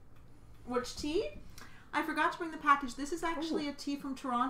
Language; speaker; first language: English; native; English